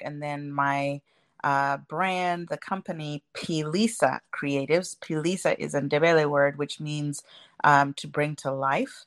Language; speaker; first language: English; non-native, local second language; Shona